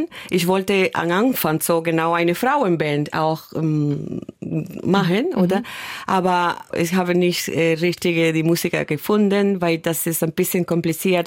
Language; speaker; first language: German; non-native, learner; Spanish